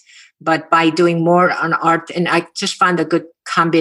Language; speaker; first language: English; non-native, fluent; Korean